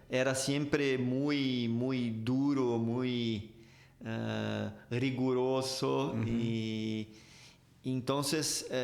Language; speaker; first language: Spanish; non-native, fluent; Portuguese